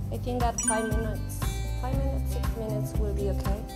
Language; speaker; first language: English; non-native, learner; Spanish